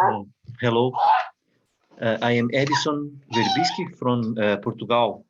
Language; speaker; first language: English; non-native, learner; Portuguese